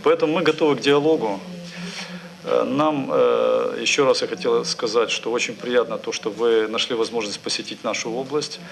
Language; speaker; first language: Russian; non-native, fluent; French